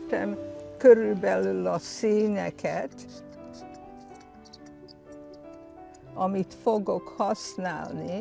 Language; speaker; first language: Hungarian; early bilingual, heritage; Hungarian